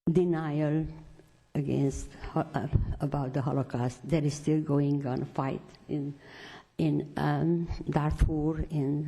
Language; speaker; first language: English; non-native, fluent; Romanian